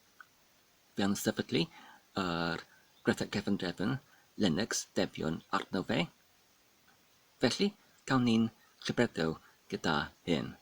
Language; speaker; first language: Welsh; non-native, fluent; English